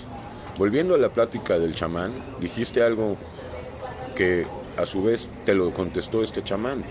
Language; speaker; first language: Spanish; native; Spanish